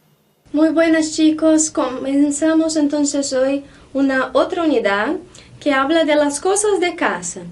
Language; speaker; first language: Spanish; non-native, fluent; Portuguese